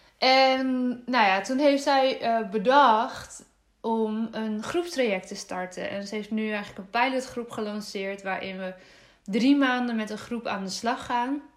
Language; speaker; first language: Dutch; native; Dutch